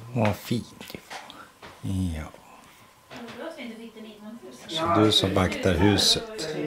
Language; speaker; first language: Swedish; native; Swedish